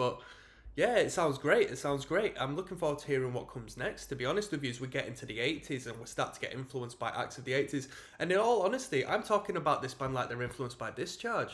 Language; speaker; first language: English; native; English